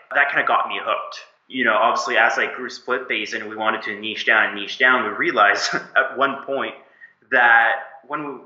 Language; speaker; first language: English; native; English